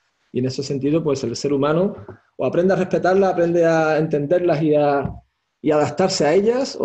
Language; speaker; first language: Spanish; native; Spanish